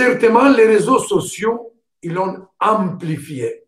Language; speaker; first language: French; non-native, fluent; Italian